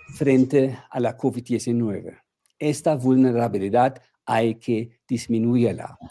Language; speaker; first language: Spanish; non-native, fluent; German